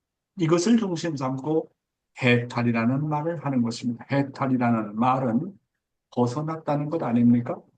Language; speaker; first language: Korean; native; Korean